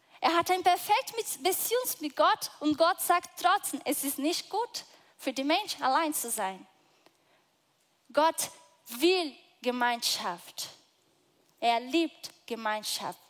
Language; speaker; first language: German; non-native, fluent; Portuguese